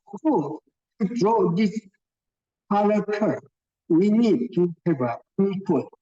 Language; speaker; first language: English; non-native, fluent; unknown